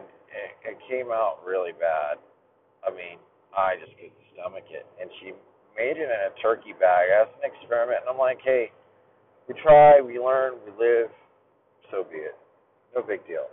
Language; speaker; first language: English; native; English